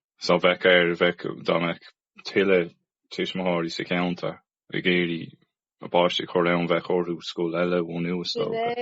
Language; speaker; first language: Irish; non-native, local second language; English